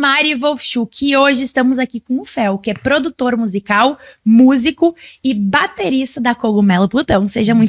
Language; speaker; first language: Portuguese; native; Portuguese